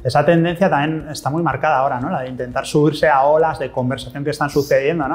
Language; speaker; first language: Spanish; native; Spanish